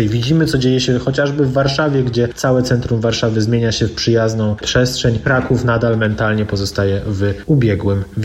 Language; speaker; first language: Polish; native; Polish